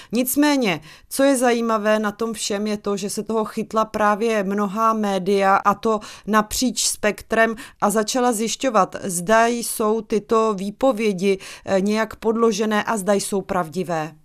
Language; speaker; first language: Czech; native; Czech